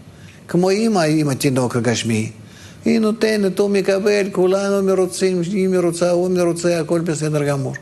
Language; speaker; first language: Hebrew; non-native, fluent; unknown